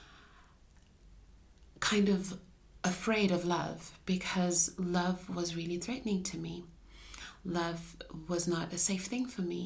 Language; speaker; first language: English; non-native, local second language; Shona